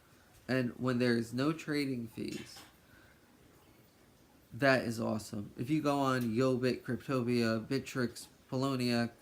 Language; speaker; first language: English; native; English